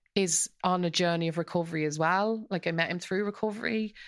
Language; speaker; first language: English; native; English